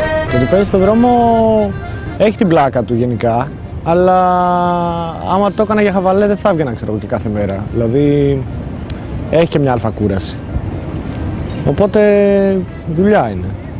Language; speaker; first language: Greek; native; Greek